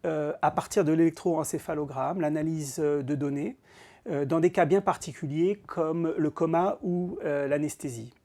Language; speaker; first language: French; native; French